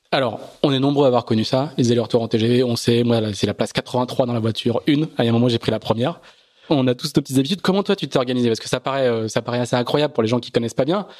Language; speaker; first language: French; native; French